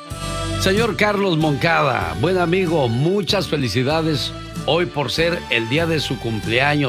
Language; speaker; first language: Spanish; native; Spanish